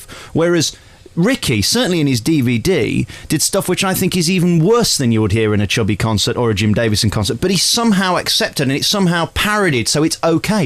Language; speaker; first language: English; native; English